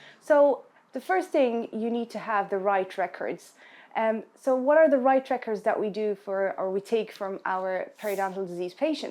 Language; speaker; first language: English; non-native, fluent; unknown